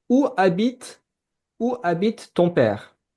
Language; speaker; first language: French; non-native, fluent; Azerbaijani